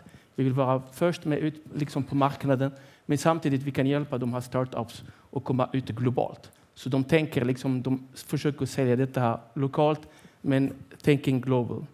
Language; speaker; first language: Swedish; non-native, fluent; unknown